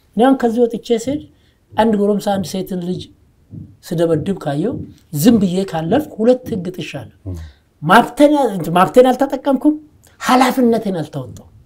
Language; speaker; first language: Amharic; non-native, local second language; Oromo